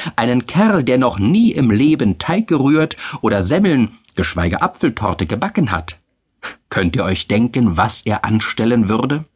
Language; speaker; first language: German; native; German